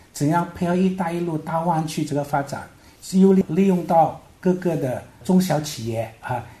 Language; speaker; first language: Chinese; non-native, local second language; Hakka Chinese